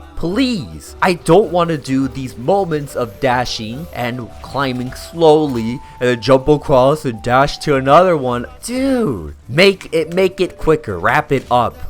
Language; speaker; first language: English; native; English